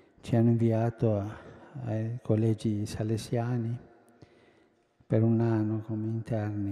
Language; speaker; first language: Italian; early bilingual, heritage; Spanish